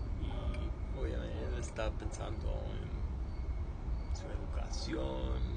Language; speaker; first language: Spanish; non-native, fluent; English